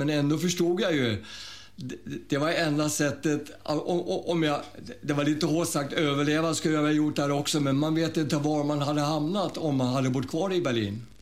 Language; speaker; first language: Swedish; non-native, fluent; German